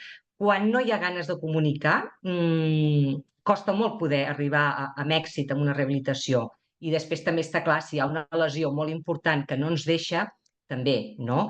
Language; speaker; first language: Catalan; native; Catalan